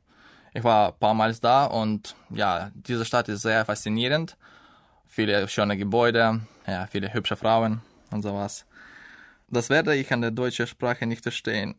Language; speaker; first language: German; non-native, fluent; Russian